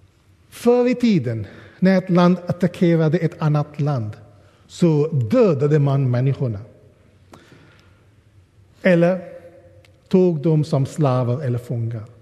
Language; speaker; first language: Swedish; non-native, fluent; English